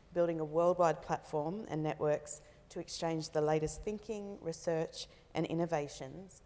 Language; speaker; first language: English; native; English